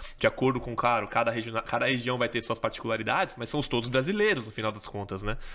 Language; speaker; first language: Portuguese; native; Portuguese